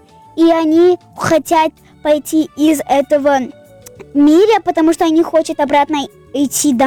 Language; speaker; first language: Russian; early bilingual, heritage; Russian